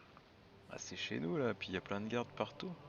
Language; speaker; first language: French; native; French